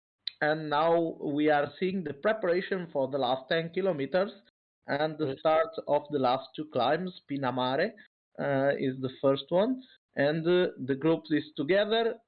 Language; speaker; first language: English; non-native, fluent; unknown